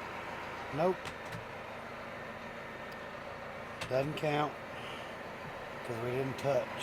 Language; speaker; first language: English; native; English